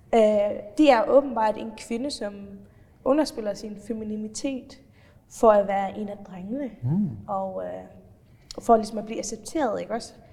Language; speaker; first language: Danish; non-native, fluent; Faroese